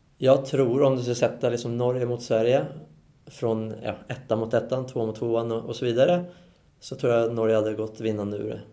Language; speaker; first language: Swedish; native; Swedish